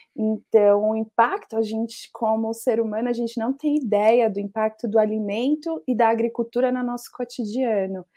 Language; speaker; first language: Portuguese; native; Portuguese